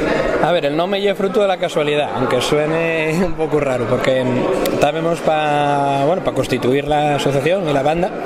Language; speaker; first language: Spanish; native; Spanish